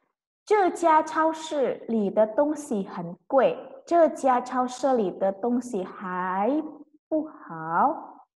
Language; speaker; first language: Chinese; non-native, fluent; Indonesian